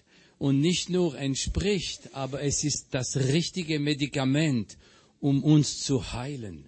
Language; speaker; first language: German; non-native, fluent; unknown